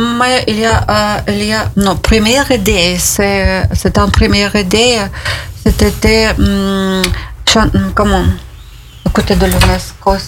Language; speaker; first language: French; non-native, learner; Ukrainian